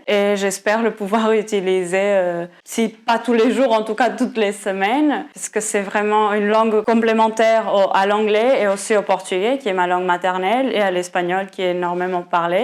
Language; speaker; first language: French; non-native, fluent; Portuguese